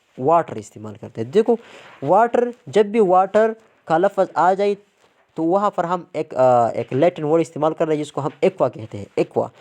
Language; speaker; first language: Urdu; non-native, local second language; Pashto